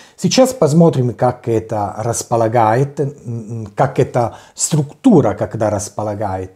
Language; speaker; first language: Russian; non-native, learner; Italian